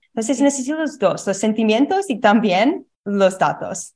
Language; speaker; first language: Spanish; non-native, learner; English